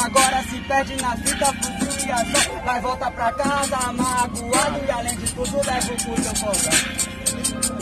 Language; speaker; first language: Portuguese; native; Portuguese